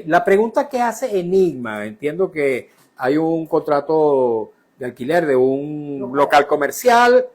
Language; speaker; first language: Spanish; native; Spanish